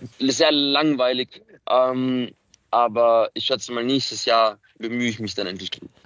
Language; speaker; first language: German; early bilingual, other home language; Macedonian